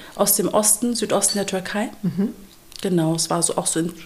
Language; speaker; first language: German; native; German